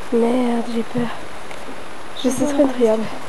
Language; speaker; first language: French; native; French